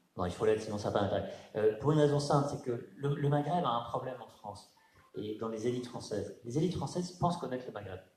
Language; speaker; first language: French; native; French